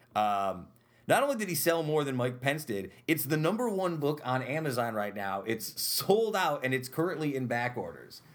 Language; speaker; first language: English; native; English